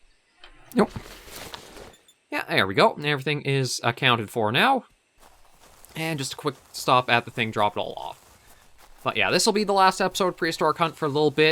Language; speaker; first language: English; native; English